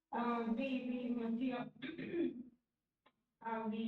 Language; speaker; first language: French; non-native, learner; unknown